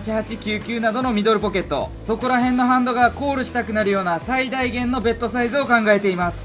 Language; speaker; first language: Japanese; native; Japanese